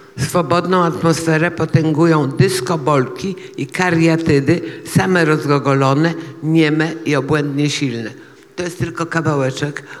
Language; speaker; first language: Polish; native; Polish